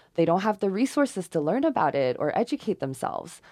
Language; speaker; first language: English; non-native, fluent; Chinese